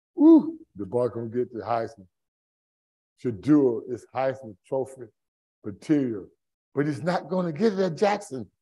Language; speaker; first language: English; native; English